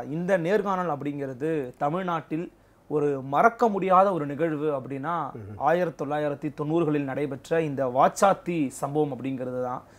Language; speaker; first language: Tamil; native; Tamil